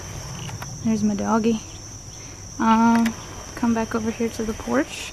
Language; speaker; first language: English; native; English